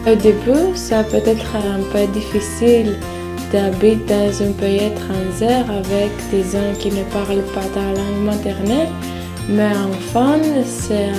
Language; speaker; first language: French; non-native, fluent; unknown